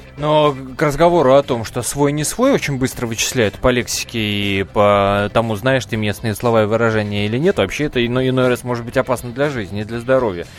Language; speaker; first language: Russian; native; Russian